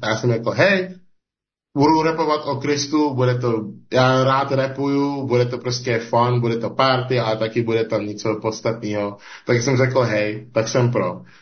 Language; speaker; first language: Czech; non-native, fluent; English